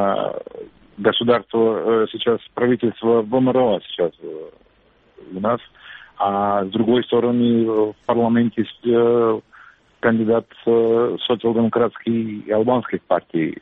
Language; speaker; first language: Russian; non-native, learner; Macedonian